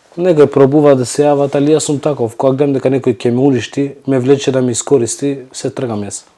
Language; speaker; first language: Macedonian; non-native, local second language; Turkish